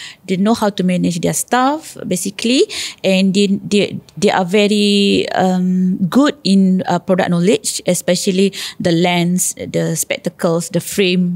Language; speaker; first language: English; non-native, local second language; Malay